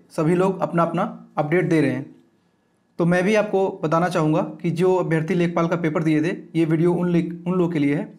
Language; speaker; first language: Hindi; native; Hindi